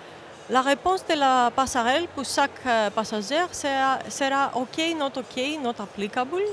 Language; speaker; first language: French; non-native, fluent; Greek